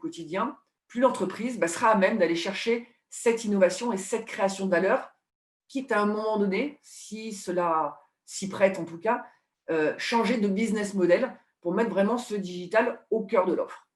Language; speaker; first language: French; native; French